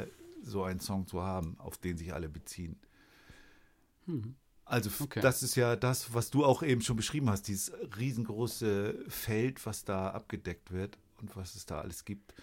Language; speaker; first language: German; native; German